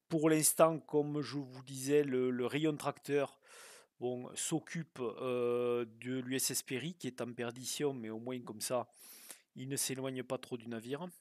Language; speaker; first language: French; native; French